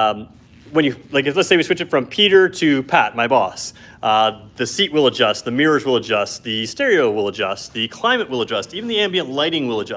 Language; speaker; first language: English; native; English